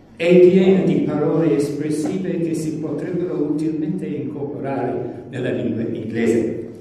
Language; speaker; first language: Italian; non-native, fluent; English